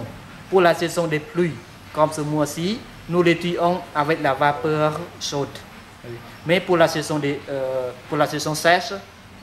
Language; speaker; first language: French; non-native, fluent; Khmer